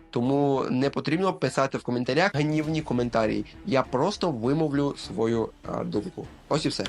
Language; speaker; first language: Ukrainian; non-native, local second language; Russian